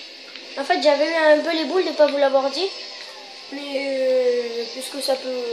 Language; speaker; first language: French; native; French